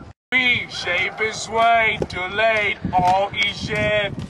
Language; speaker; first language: French; non-native, learner; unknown